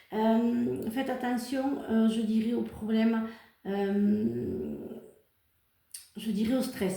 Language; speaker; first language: French; native; French